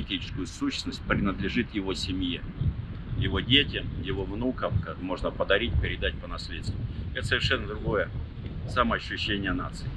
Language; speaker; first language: Russian; native; Russian